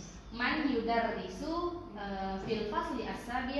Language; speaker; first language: Arabic; non-native, learner; Indonesian